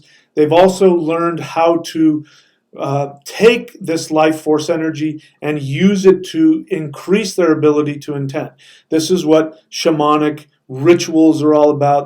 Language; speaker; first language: English; native; English